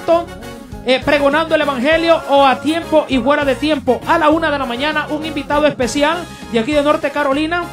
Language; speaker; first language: Spanish; native; Spanish